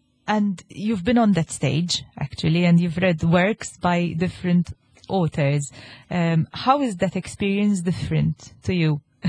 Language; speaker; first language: English; non-native, local second language; Maltese